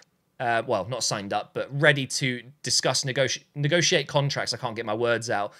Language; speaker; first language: English; native; English